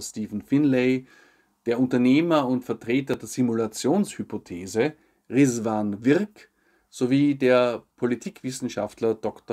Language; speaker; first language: German; native; German